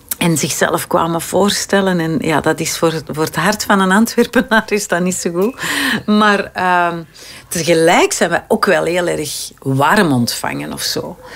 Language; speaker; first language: Dutch; native; Dutch